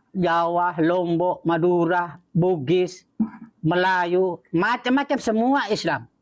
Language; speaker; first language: Indonesian; non-native, local second language; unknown